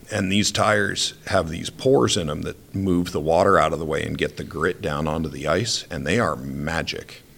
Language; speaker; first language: English; native; English